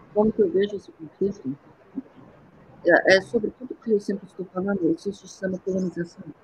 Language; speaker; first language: Portuguese; early bilingual, heritage; Portuguese